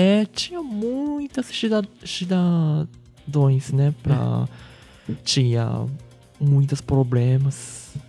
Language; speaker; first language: Portuguese; early bilingual, heritage; Japanese